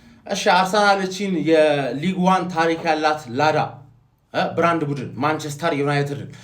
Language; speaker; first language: Amharic; native; Amharic